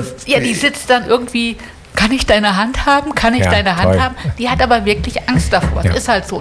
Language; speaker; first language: German; native; German